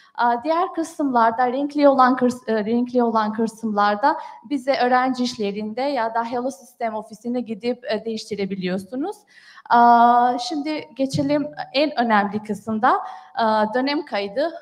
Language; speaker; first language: Turkish; non-native, fluent; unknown